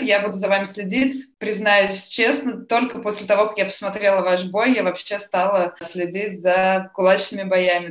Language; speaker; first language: Russian; native; Russian